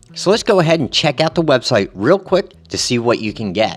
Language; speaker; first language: English; native; English